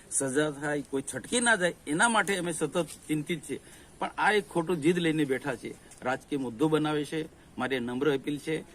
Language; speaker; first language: Gujarati; non-native, local second language; Vasavi